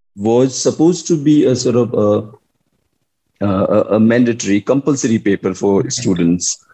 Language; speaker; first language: English; non-native, local second language; Hindi